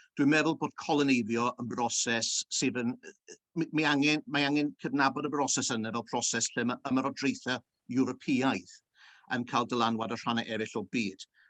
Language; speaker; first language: Welsh; early bilingual, heritage; Welsh